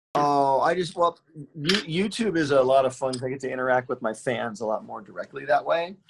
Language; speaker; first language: English; native; English